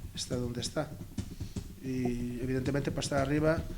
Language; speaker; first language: Spanish; native; Spanish